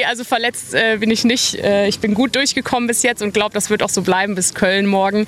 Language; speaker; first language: German; native; German